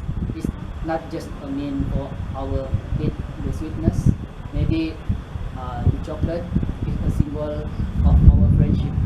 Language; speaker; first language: English; non-native, learner; Malay